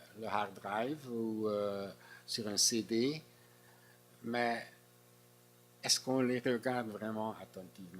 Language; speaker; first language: French; non-native, fluent; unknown